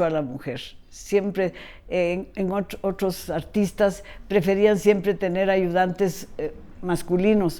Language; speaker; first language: Spanish; native; Spanish